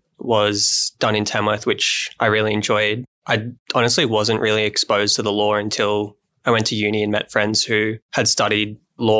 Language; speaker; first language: English; native; English